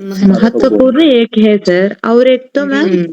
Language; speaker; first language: Hindi; non-native, learner; Telugu